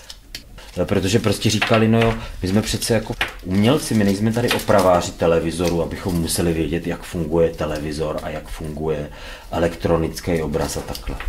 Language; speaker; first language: Czech; native; Czech